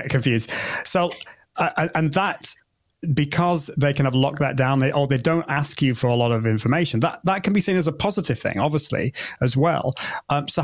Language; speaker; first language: English; native; English